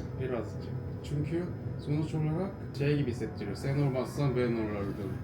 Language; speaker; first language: Turkish; non-native, fluent; Korean